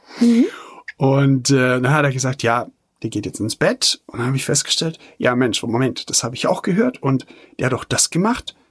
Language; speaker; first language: German; non-native, fluent; Bosnian